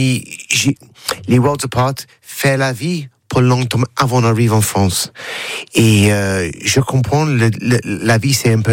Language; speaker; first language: French; non-native, learner; English